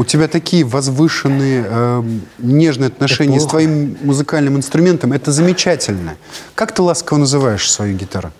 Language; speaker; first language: Russian; native; Russian